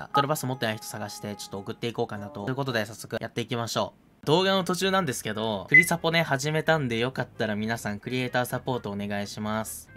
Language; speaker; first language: Japanese; native; Japanese